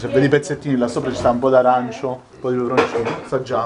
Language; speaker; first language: Italian; native; Italian